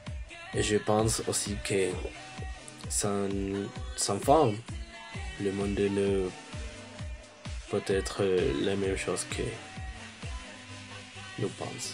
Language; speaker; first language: French; non-native, learner; Spanish